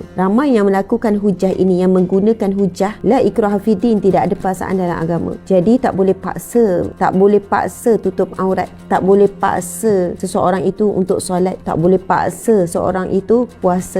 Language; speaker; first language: Malay; native; Malay